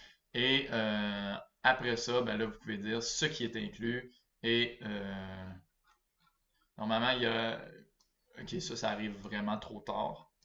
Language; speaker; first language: French; native; French